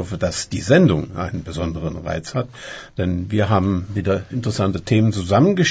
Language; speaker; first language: German; native; German